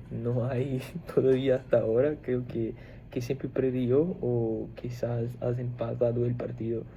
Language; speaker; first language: Spanish; non-native, fluent; Portuguese